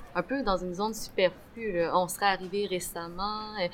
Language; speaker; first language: French; native; French